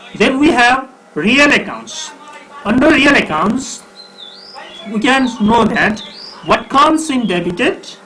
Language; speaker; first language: English; non-native, local second language; Nepali